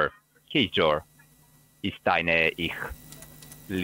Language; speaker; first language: German; non-native, learner; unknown